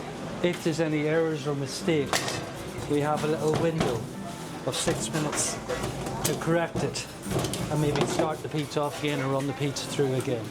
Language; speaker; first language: English; native; English